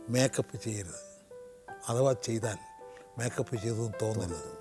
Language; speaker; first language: Malayalam; native; Malayalam